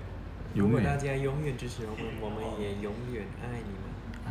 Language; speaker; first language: Chinese; non-native, learner; Thai